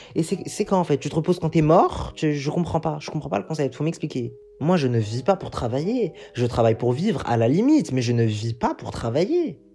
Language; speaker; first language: French; non-native, local second language; Arabic